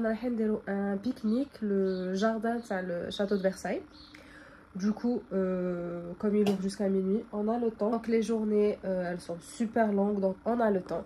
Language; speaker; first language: French; native; French